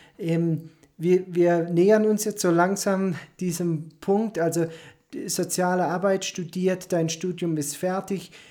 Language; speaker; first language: German; native; German